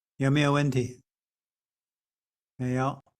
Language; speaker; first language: Chinese; non-native, fluent; English